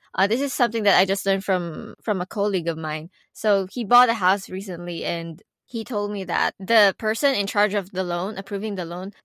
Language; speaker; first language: English; non-native, local second language; Filipino